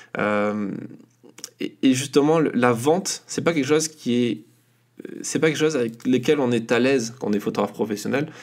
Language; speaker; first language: French; native; French